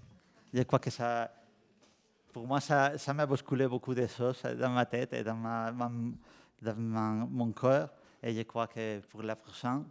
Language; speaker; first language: French; non-native, learner; Spanish